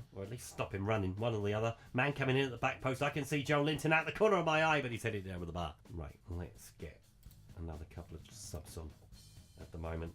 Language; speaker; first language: English; native; English